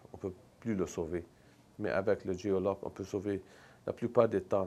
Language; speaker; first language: French; non-native, local second language; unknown